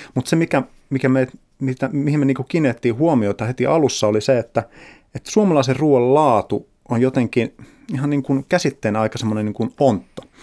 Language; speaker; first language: Finnish; native; Finnish